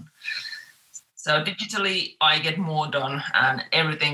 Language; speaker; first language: English; non-native, fluent; Finnish